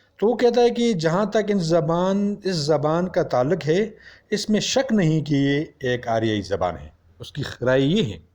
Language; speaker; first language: Urdu; non-native, local second language; Pashto